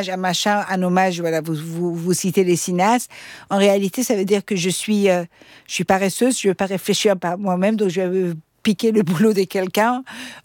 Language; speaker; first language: French; non-native, fluent; Persian